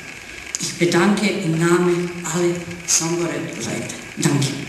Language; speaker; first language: German; non-native, learner; Serbian